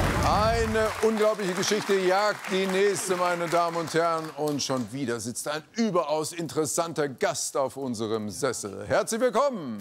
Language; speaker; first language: German; native; German